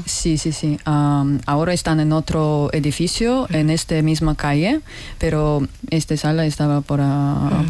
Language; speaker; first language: Spanish; non-native, learner; Russian